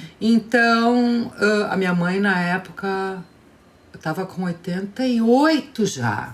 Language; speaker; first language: Portuguese; native; Portuguese